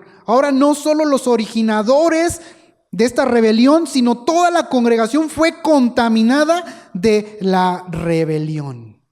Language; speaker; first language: Spanish; native; Spanish